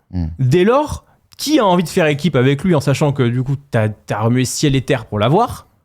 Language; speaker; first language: French; native; French